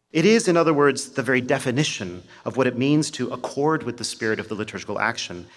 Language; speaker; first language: English; native; English